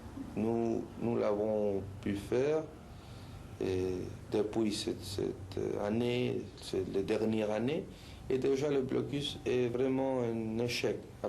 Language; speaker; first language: French; non-native, fluent; Spanish